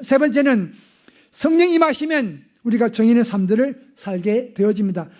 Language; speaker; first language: Korean; native; Korean